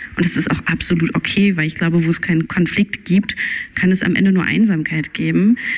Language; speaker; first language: German; early bilingual, other home language; Turkish